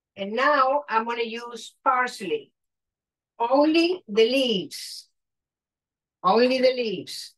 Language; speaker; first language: English; non-native, fluent; Spanish